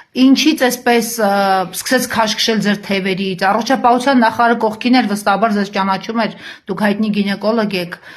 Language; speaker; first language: Armenian; native; Armenian